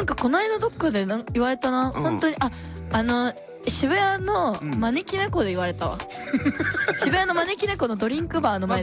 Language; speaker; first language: Japanese; native; Japanese